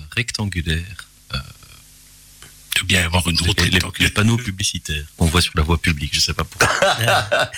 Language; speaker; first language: French; native; French